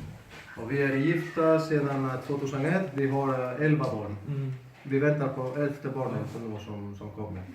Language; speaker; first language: Swedish; non-native, fluent; Spanish